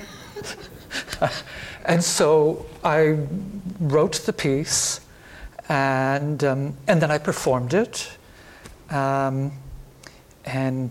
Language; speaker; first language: English; native; English